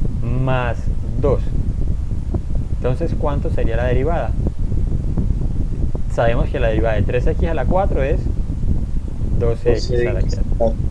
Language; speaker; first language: Spanish; native; Spanish